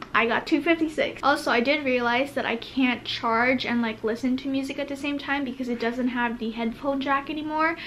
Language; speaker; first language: English; native; English